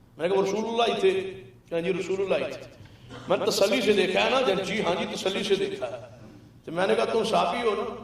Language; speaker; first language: Urdu; non-native, local second language; Punjabi